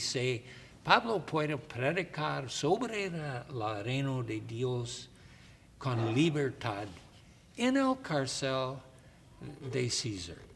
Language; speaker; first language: Spanish; non-native, learner; English